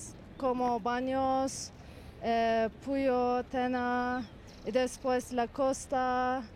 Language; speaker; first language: Spanish; non-native, learner; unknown